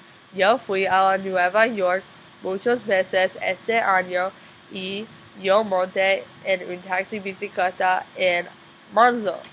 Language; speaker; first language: Spanish; non-native, learner; English